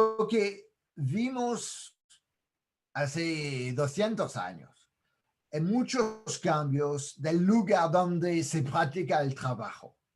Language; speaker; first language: Spanish; non-native, fluent; French